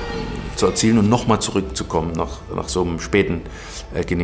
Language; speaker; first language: German; native; German